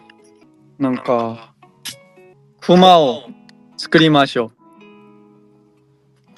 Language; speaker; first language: Japanese; non-native, learner; Korean